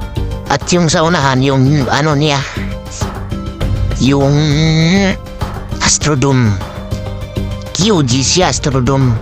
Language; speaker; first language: Filipino; non-native, local second language; Cebuano